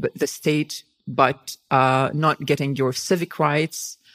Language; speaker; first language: English; non-native, fluent; Hebrew